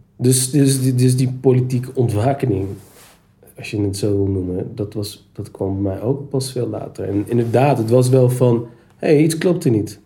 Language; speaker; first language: Dutch; early bilingual, other home language; Turkish